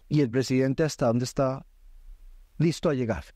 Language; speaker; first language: Spanish; native; Spanish